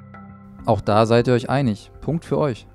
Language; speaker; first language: German; native; German